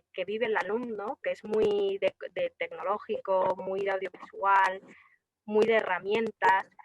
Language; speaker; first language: Spanish; native; Spanish